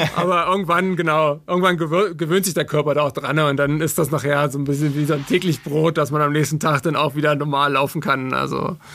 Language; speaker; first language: German; native; German